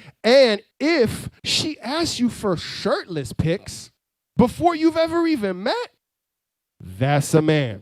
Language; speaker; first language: English; native; English